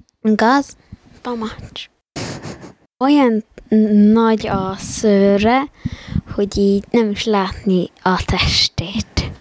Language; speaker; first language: Hungarian; early bilingual, heritage; Hungarian